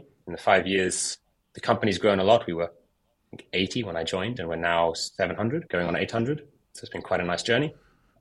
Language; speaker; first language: English; native; English